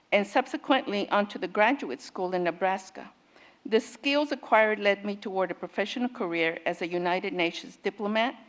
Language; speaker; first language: English; native; English